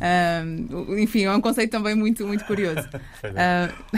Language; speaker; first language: Portuguese; native; Portuguese